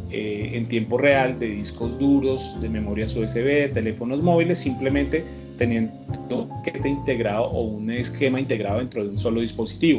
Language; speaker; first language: Spanish; native; Spanish